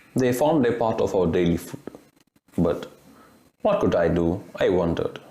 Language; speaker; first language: English; non-native, local second language; Malayalam